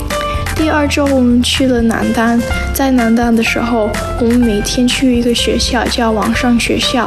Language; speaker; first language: Chinese; non-native, learner; English